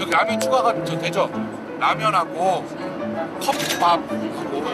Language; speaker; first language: Korean; native; Korean